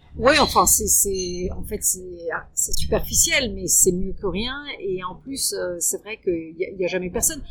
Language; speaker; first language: French; early bilingual, heritage; French